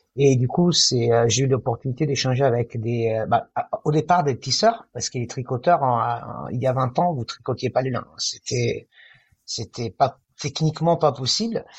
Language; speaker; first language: French; non-native, fluent; Italian